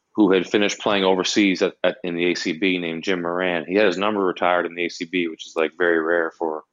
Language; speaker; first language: English; native; English